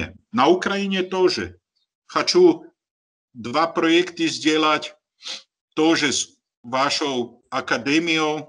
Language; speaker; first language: Russian; non-native, learner; Slovak